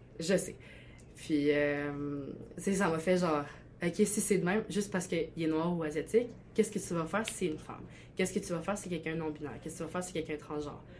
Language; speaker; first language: French; early bilingual, other home language; Albanian